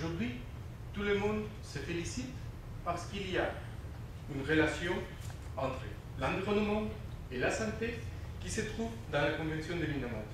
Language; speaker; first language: French; non-native, fluent; Spanish